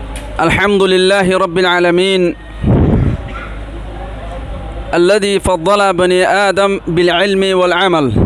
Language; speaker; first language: Arabic; non-native, learner; Rohingya